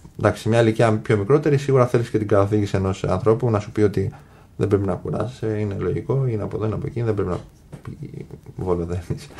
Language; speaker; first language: Greek; early bilingual, other home language; English